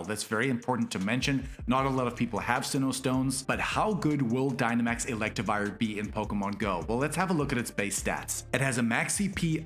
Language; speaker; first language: English; native; English